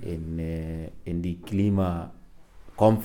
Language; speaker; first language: German; non-native, learner; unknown